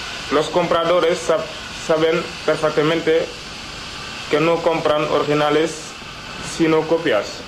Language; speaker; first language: Spanish; non-native, learner; Wolof